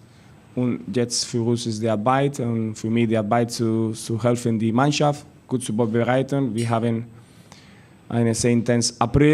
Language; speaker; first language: German; non-native, learner; Spanish